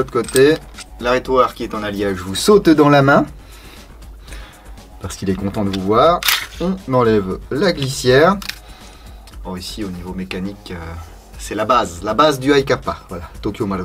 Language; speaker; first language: French; native; French